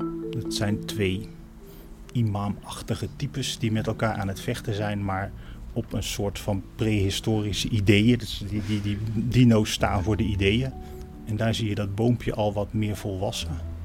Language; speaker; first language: Dutch; native; Dutch